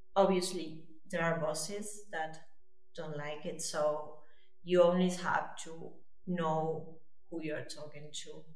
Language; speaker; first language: English; non-native, fluent; Spanish